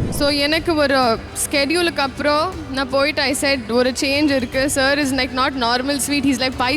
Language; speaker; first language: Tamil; non-native, fluent; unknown